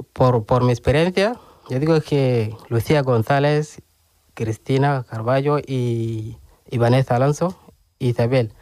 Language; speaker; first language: Spanish; non-native, learner; Arabic